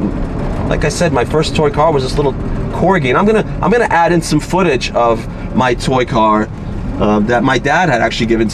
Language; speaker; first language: English; native; English